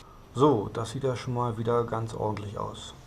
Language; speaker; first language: German; native; German